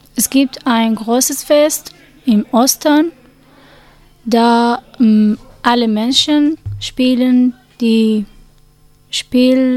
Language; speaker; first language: German; non-native, learner; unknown